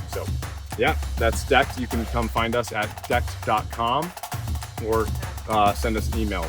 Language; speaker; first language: English; native; English